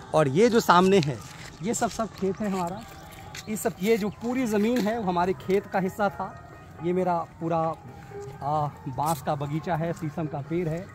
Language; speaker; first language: Hindi; native; Hindi